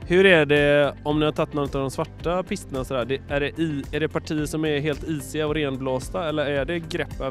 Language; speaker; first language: Swedish; native; Swedish